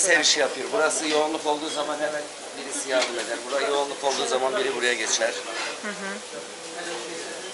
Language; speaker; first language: Turkish; native; Turkish